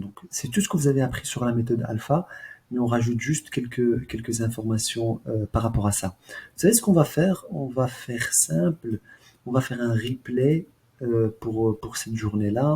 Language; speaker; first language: French; native; French